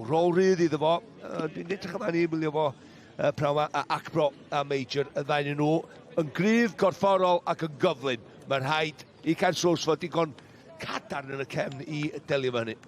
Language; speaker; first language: Welsh; native; Welsh